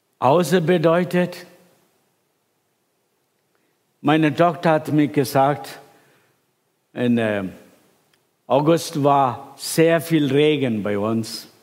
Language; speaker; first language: German; non-native, fluent; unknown